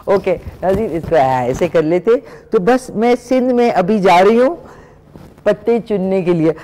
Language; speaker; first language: Urdu; native; Urdu